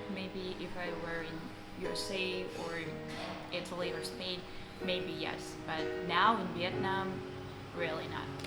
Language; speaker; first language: English; non-native, learner; Russian